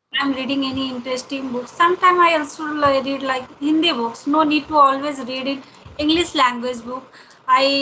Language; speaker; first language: English; non-native, learner; Hindi